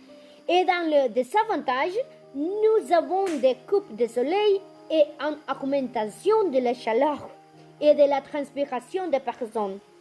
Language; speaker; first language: French; non-native, learner; Spanish